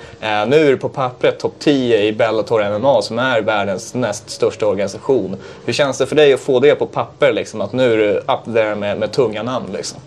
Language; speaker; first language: Swedish; native; Swedish